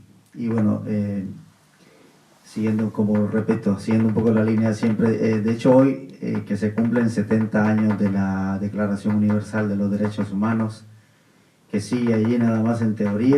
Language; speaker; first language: Spanish; native; Spanish